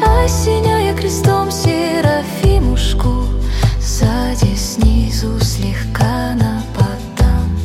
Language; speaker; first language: Russian; native; Russian